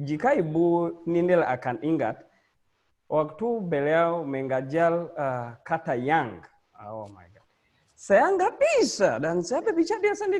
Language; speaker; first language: Indonesian; non-native, learner; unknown